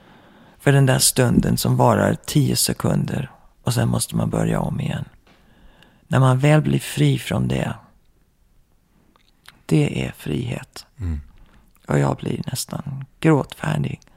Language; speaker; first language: Swedish; early bilingual, heritage; Swedish